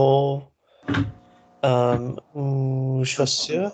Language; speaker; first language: French; non-native, learner; English